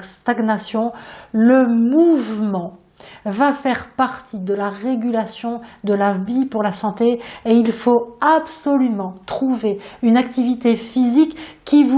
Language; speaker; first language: French; native; French